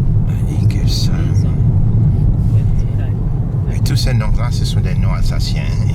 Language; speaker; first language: French; non-native, local second language; Haitian Creole